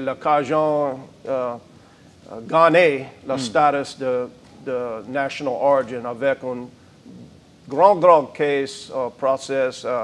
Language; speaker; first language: French; non-native, learner; English